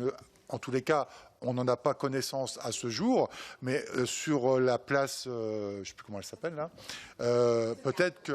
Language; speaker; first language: French; native; French